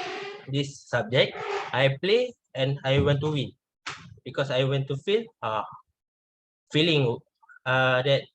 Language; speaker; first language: English; non-native, learner; Malay